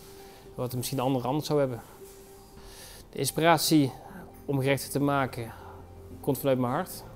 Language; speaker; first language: Dutch; native; Dutch